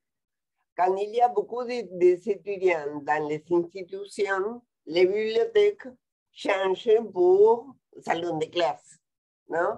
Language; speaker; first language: French; non-native, fluent; Spanish